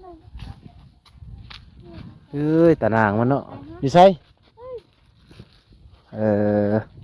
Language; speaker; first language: Lao; non-native, local second language; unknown